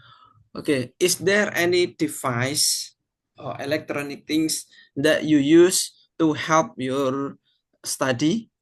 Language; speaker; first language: English; non-native, fluent; Indonesian